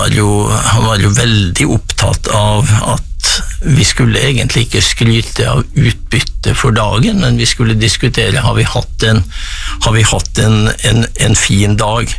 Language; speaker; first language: Norwegian; native; Norwegian